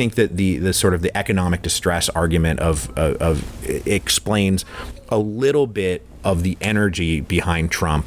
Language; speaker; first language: English; native; English